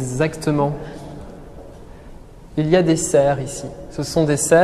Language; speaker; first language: French; native; French